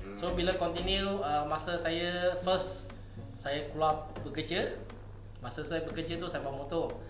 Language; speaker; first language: Malay; non-native, local second language; Chinese